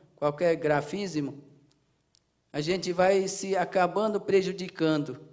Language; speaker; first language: Portuguese; non-native, local second language; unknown